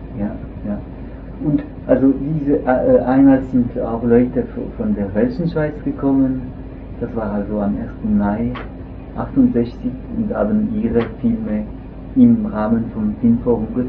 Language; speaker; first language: German; non-native, local second language; French